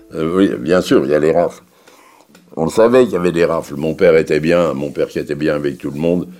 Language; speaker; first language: French; native; French